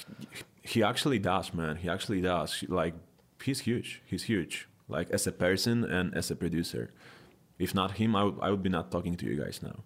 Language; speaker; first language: English; non-native, fluent; Polish